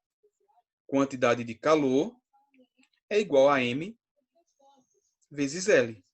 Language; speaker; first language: Portuguese; native; Portuguese